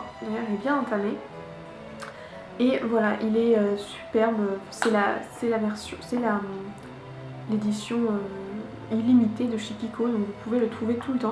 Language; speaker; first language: French; native; French